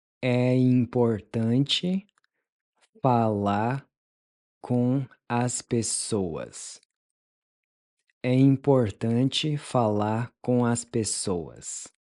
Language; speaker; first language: Portuguese; non-native, fluent; English